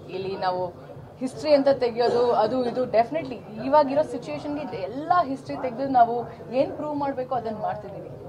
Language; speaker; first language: Kannada; native; Kannada